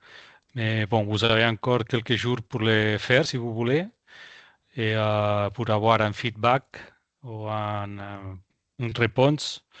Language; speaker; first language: French; non-native, fluent; Spanish